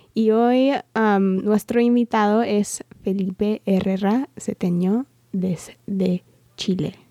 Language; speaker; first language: Spanish; non-native, fluent; English